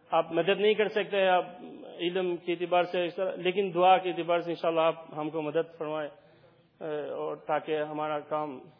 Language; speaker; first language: Urdu; non-native, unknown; Albanian